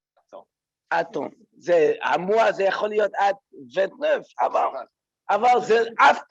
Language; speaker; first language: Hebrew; non-native, fluent; French